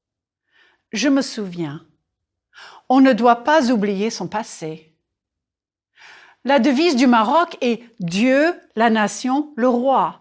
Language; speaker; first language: French; non-native, fluent; English